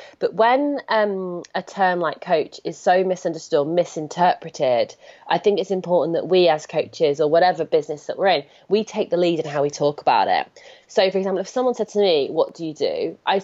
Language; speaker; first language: English; native; English